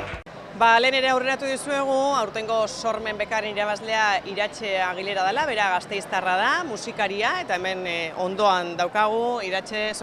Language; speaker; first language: Basque; native; Basque